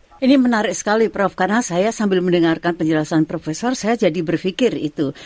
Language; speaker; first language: Indonesian; non-native, local second language; Javanese